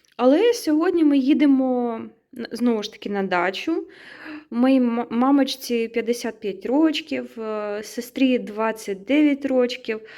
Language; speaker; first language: Ukrainian; native; Ukrainian